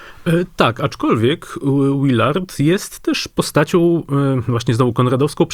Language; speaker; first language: Polish; native; Polish